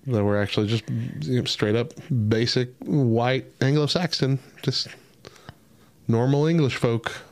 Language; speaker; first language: English; native; English